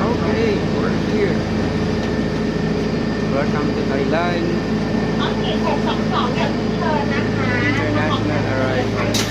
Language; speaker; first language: English; non-native, local second language; Filipino